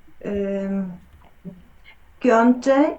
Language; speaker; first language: German; non-native, learner; Ukrainian